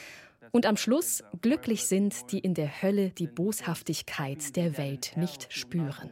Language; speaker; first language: German; native; German